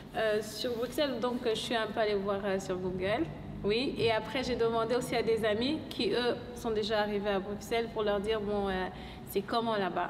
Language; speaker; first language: French; non-native, local second language; Lingala